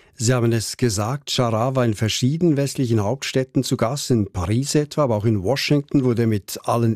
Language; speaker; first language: German; native; German